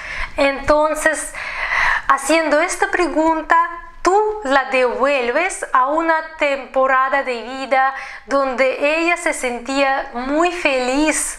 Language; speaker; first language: Spanish; non-native, fluent; Russian